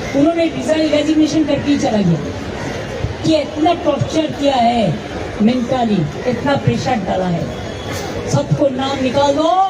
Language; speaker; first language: Hindi; non-native, local second language; Bangla